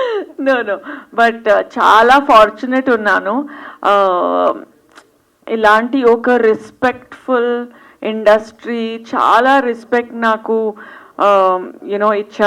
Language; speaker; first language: Telugu; non-native, learner; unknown